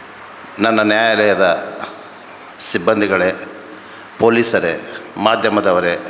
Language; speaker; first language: Kannada; native; Kannada